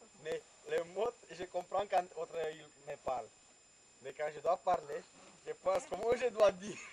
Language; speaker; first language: French; non-native, learner; Bulgarian